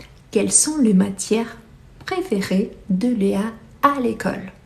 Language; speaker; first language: French; non-native, fluent; Portuguese